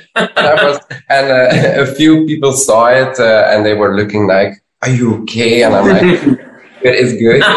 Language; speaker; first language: English; non-native, fluent; Dutch